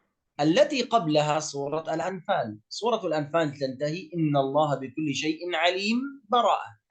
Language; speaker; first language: Arabic; native; Arabic